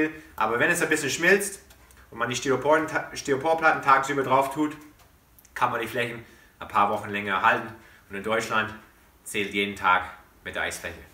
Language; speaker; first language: German; non-native, fluent; English